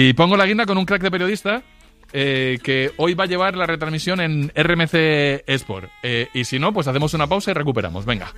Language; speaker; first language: Spanish; native; Spanish